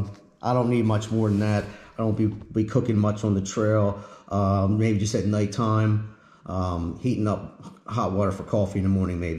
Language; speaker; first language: English; native; English